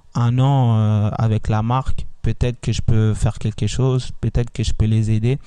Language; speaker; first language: French; early bilingual, other home language; Italian